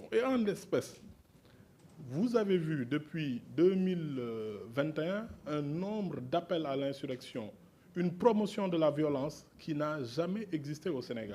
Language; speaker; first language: French; non-native, local second language; Wolof